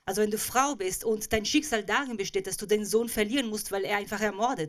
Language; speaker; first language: German; native; German